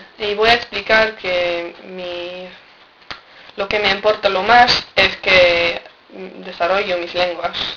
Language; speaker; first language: Spanish; non-native, learner; English